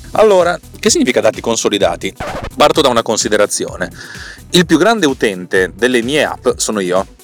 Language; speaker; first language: Italian; native; Italian